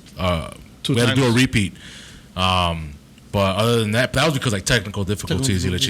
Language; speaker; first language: English; early bilingual, other home language; Spanish